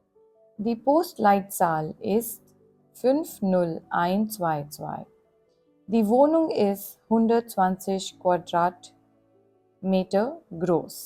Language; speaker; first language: German; non-native, fluent; Gujarati